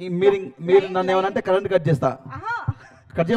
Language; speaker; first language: Telugu; native; Telugu